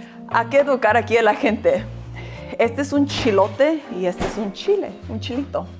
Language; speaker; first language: Spanish; early bilingual, heritage; Spanish